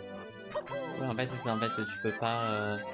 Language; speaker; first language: French; native; French